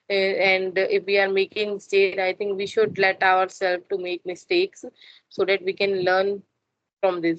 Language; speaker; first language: English; non-native, learner; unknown